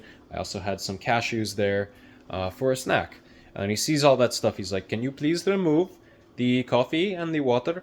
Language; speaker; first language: English; native; English